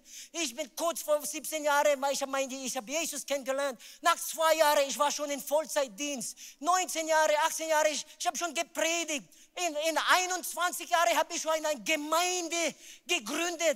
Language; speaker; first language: German; non-native, learner; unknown